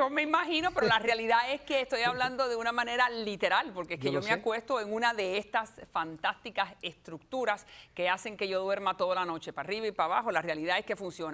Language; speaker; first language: Spanish; native; Spanish